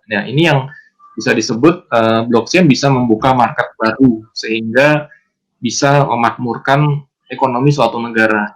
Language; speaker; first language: Indonesian; native; Indonesian